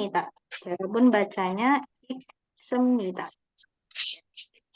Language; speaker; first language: Korean; non-native, fluent; Indonesian